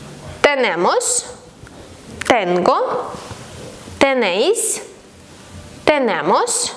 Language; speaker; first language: Spanish; non-native, fluent; Ukrainian